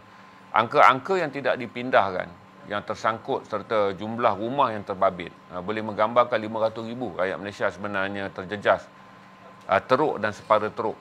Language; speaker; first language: Malay; native; Malay